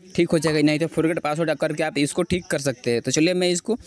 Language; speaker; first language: Hindi; native; Hindi